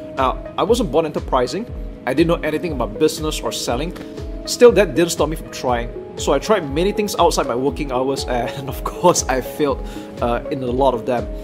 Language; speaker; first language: English; non-native, local second language; Chinese